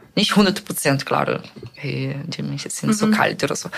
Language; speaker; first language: German; non-native, fluent; Portuguese